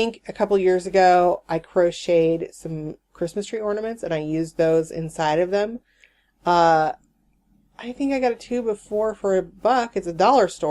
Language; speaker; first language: English; native; English